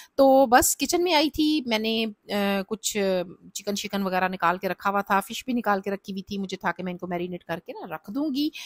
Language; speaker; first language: Urdu; native; Urdu